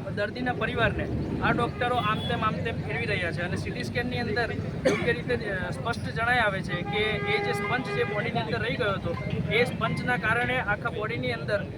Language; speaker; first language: Gujarati; native; Gujarati